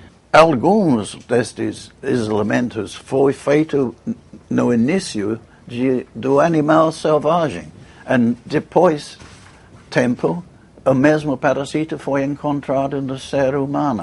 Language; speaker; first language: Portuguese; non-native, fluent; English